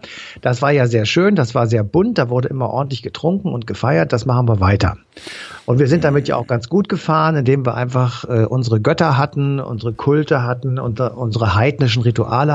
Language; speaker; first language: German; native; German